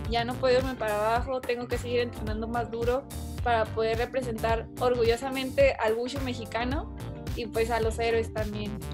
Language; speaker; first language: Spanish; native; Spanish